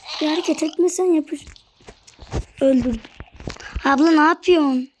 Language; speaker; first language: Turkish; native; Turkish